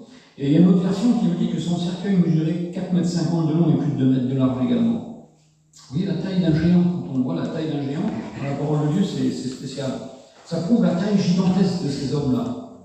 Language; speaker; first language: French; native; French